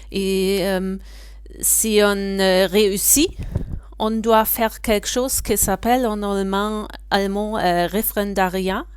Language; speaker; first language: French; non-native, learner; German